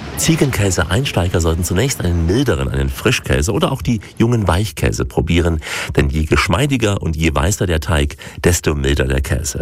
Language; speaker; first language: German; native; German